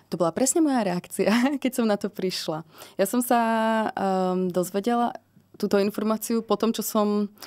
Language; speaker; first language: Slovak; native; Slovak